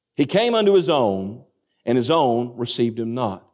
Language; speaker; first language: English; native; English